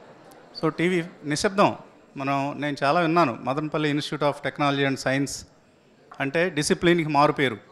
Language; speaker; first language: Telugu; native; Telugu